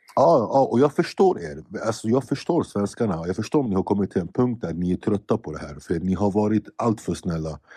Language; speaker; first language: Swedish; early bilingual, other home language; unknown